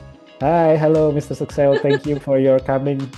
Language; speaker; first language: English; non-native, learner; Indonesian